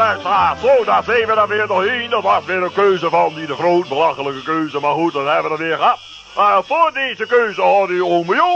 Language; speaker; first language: Dutch; native; Dutch